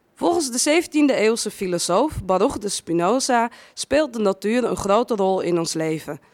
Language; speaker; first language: Dutch; native; Dutch